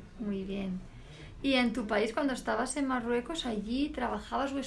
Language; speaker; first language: Spanish; native; Spanish